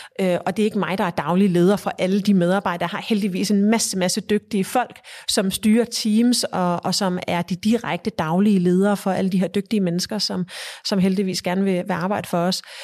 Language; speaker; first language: Danish; early bilingual, heritage; Danish